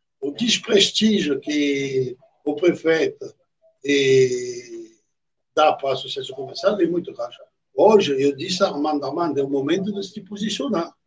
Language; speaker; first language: Portuguese; non-native, fluent; French